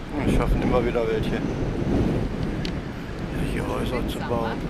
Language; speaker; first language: German; native; German